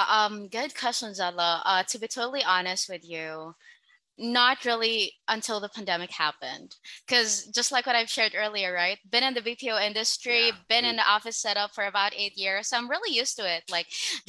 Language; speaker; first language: English; non-native, local second language; Filipino